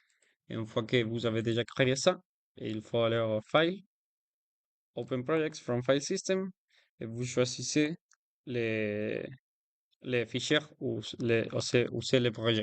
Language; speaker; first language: French; non-native, learner; Spanish